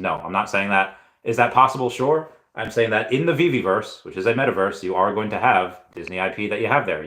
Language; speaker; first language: English; native; English